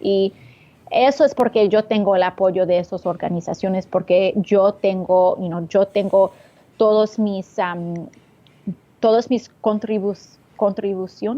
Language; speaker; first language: Spanish; early bilingual, heritage; English